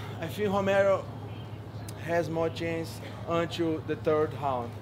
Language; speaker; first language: English; non-native, learner; Portuguese